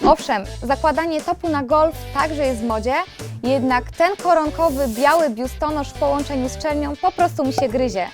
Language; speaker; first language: Polish; native; Polish